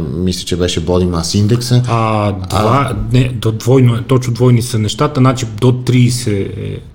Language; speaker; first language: Bulgarian; native; Bulgarian